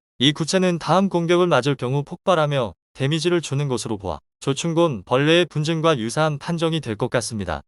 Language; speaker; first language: Korean; native; Korean